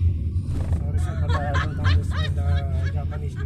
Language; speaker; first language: English; non-native, local second language; Filipino